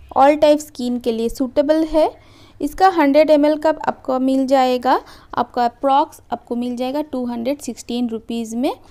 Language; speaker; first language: Hindi; non-native, local second language; Bangla